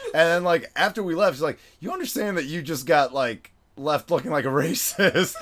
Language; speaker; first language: English; early bilingual, other home language; Spanish